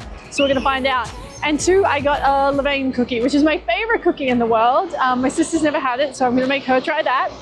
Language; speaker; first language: English; native; English